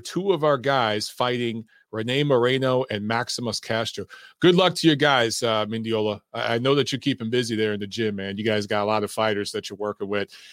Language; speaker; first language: English; early bilingual, other home language; Italian